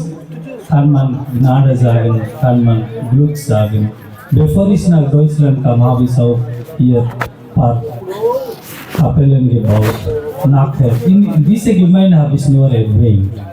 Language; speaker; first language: German; non-native, fluent; Telugu